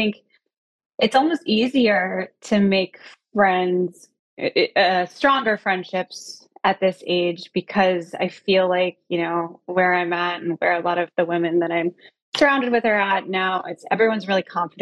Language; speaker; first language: English; native; English